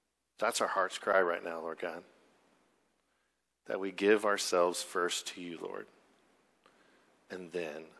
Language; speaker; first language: English; native; English